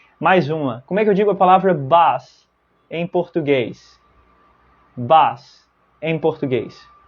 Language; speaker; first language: Portuguese; native; Portuguese